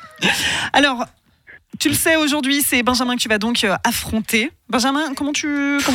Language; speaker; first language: French; native; French